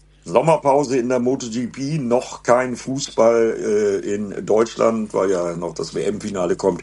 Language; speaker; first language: German; native; German